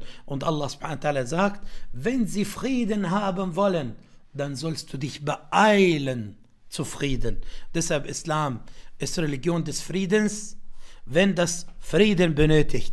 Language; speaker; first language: German; non-native, fluent; Arabic